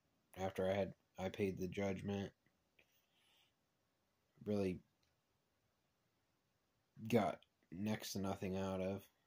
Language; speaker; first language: English; native; English